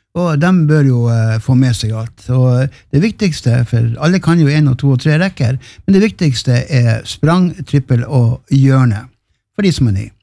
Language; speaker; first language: Norwegian; native; Norwegian